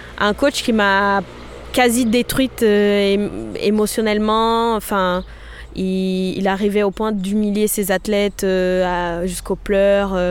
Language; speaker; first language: French; non-native, fluent; Portuguese